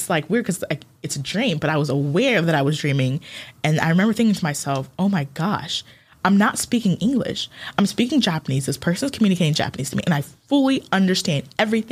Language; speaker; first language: English; early bilingual, other home language; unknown